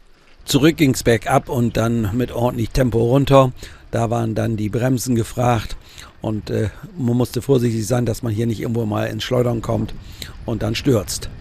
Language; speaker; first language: German; native; German